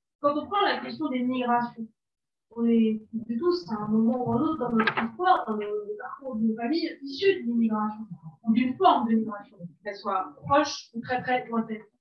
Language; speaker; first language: French; non-native, local second language; Arabic